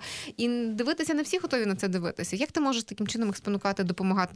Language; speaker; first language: Ukrainian; native; Ukrainian